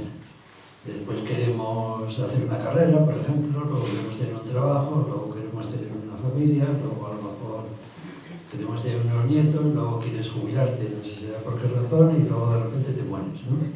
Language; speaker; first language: Spanish; native; Spanish